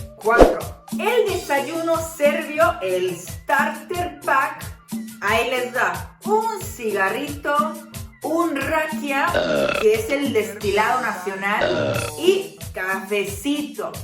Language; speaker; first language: Spanish; non-native, fluent; Serbian